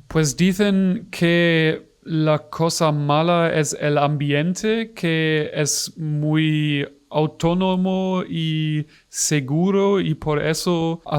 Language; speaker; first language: Spanish; non-native, fluent; German